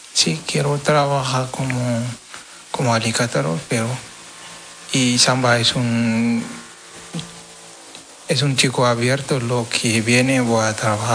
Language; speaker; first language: Spanish; non-native, learner; Wolof